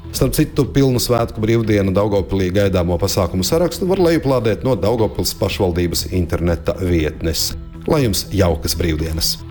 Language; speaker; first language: Latvian; non-native, local second language; Russian